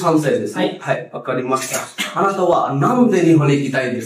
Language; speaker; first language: Japanese; non-native, fluent; Bangla